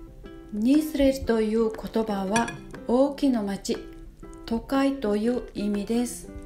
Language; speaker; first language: Japanese; non-native, fluent; Mongolian